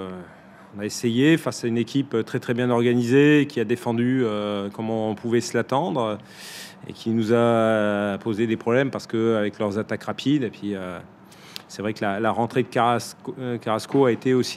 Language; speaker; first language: French; native; French